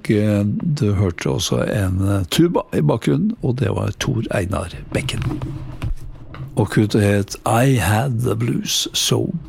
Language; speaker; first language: Norwegian; native; Norwegian